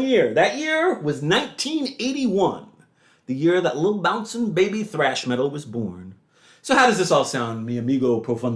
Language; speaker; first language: English; native; English